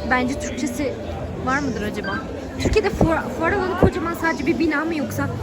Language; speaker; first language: Turkish; native; Turkish